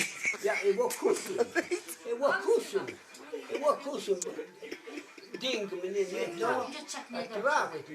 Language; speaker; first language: Russian; non-native, learner; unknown